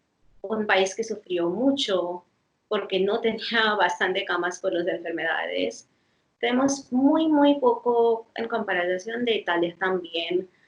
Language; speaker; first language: Spanish; non-native, fluent; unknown